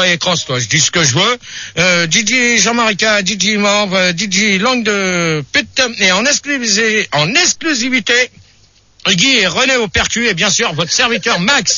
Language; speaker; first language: French; native; French